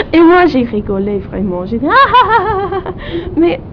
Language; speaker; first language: French; non-native, fluent; German